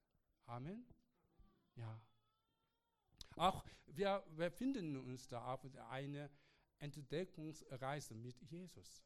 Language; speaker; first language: German; non-native, learner; Korean